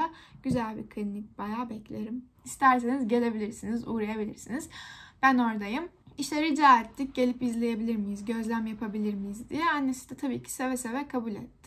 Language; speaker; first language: Turkish; native; Turkish